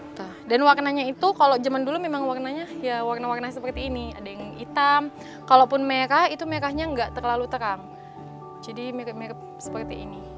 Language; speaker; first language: Indonesian; native; Indonesian